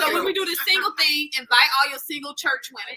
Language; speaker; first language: English; native; English